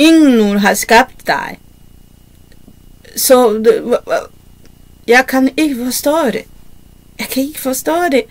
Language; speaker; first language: Danish; non-native, learner; Kinyarwanda